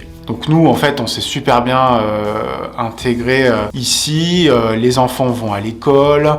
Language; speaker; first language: French; native; French